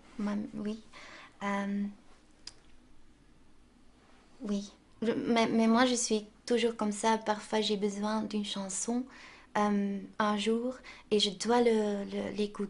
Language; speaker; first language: French; non-native, local second language; Dutch